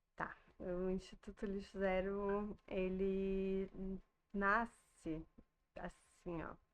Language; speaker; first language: Portuguese; early bilingual, heritage; Portuguese